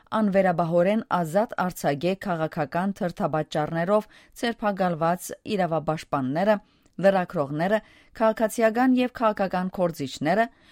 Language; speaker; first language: Armenian; early bilingual, heritage; Armenian